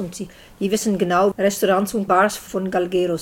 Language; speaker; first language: German; non-native, learner; Dutch